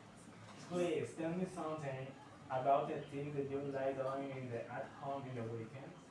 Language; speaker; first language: English; non-native, learner; Spanish